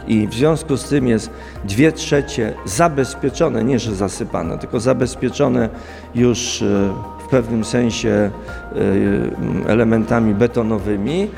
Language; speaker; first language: Polish; native; Polish